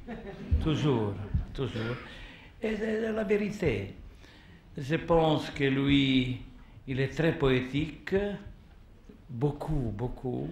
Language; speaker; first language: French; non-native, learner; Italian